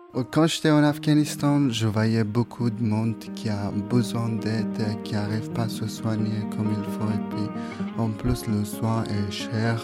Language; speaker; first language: French; non-native, fluent; Persian